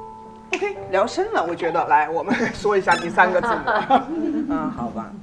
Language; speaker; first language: Chinese; native; Chinese